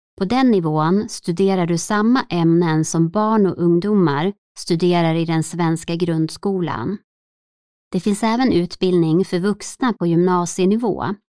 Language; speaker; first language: Swedish; native; Swedish